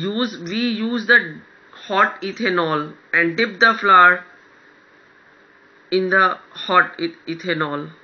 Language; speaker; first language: English; non-native, local second language; Hindi